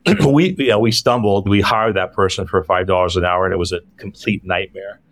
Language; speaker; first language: English; native; English